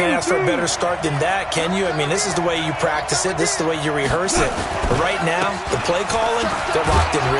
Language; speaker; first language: English; native; English